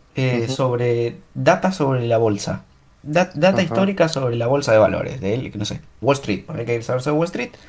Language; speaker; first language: Spanish; native; Spanish